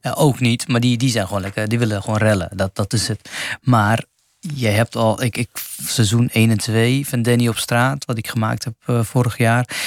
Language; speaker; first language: Dutch; non-native, fluent; Arabic